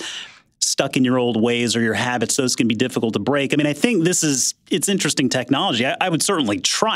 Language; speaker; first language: English; native; English